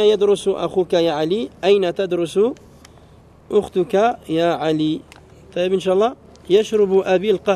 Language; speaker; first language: Arabic; non-native, fluent; French